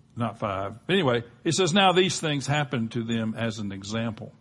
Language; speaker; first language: English; native; English